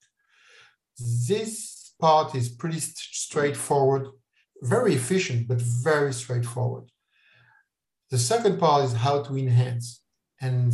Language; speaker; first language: English; non-native, fluent; French